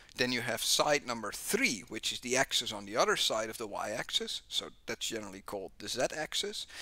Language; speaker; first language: English; non-native, fluent; Dutch